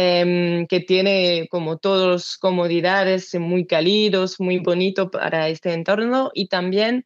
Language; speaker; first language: Spanish; non-native, learner; French